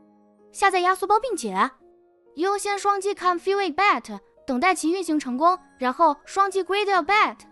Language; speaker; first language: Chinese; native; Chinese